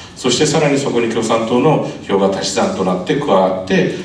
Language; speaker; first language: Japanese; native; Japanese